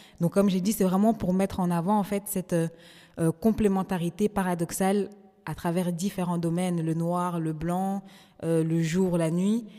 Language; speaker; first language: French; native; French